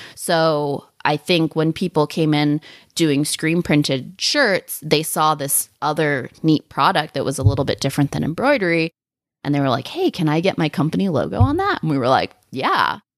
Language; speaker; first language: English; native; English